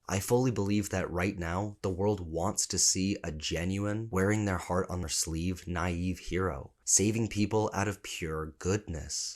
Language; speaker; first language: English; native; English